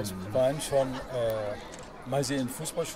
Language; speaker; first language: German; non-native, fluent; Arabic